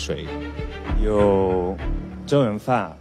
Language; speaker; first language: Chinese; non-native, local second language; Cantonese